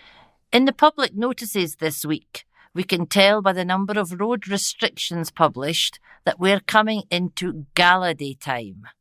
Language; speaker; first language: English; native; English